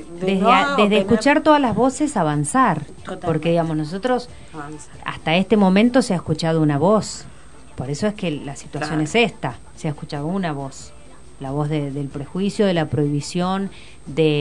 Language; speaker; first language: Spanish; native; Spanish